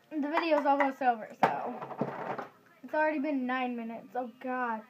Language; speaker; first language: English; native; English